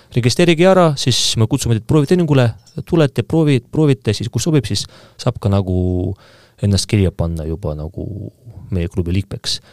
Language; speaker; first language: Estonian; non-native, local second language; Russian